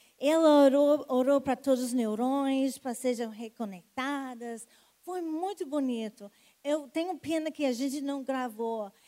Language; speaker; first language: Portuguese; non-native, fluent; English